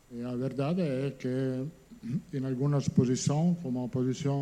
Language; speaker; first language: Portuguese; non-native, learner; Italian